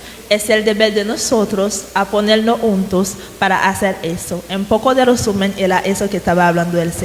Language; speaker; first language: Spanish; non-native, fluent; Haitian Creole